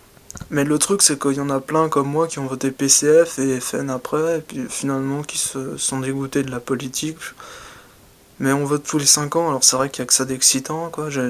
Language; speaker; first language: French; native; French